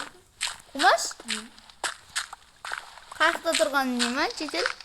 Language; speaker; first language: Kazakh; native; Kazakh